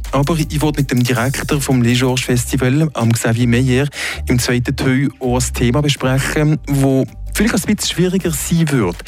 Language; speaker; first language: German; native; German